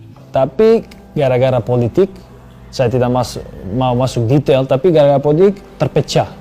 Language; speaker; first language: Indonesian; non-native, fluent; Serbian